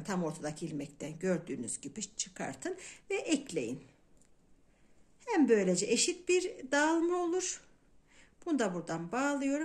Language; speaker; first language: Turkish; native; Turkish